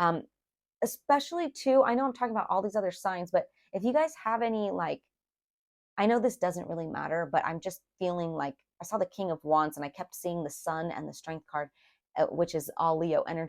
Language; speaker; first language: English; native; English